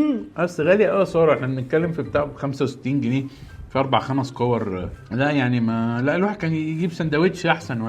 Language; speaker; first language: Arabic; native; Arabic